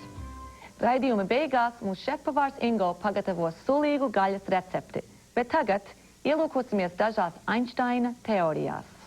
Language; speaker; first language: Latvian; early bilingual, heritage; Latvian